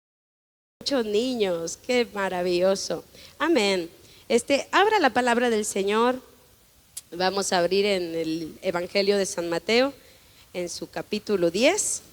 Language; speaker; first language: Spanish; native; Spanish